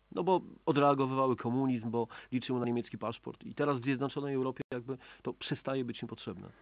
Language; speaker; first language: Polish; native; Polish